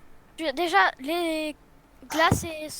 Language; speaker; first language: French; native; French